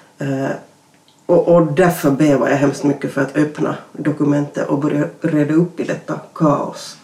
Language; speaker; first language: Swedish; native; Swedish